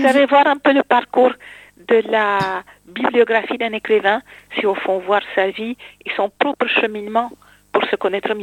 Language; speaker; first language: French; non-native, fluent; Romanian